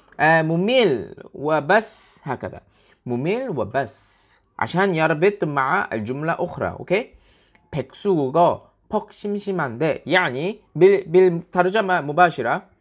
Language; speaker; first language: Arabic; non-native, learner; Korean